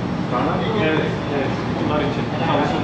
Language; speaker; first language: Turkish; non-native, fluent; Bangla